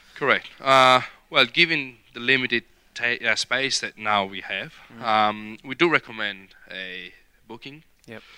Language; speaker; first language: English; non-native, fluent; Italian